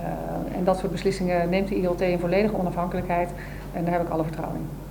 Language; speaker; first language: Dutch; native; Dutch